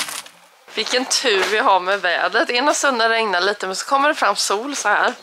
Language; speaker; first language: Swedish; native; Swedish